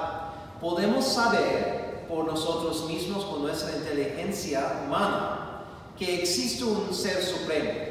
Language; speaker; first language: Spanish; non-native, fluent; English